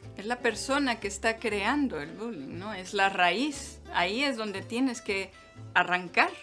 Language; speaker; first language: Spanish; native; Spanish